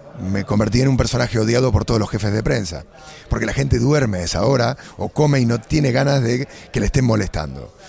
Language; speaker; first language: Spanish; native; Spanish